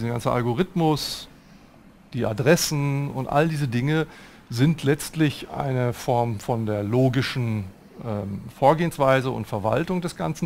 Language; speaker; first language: German; native; German